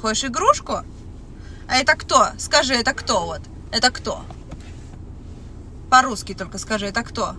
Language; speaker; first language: Russian; native; Russian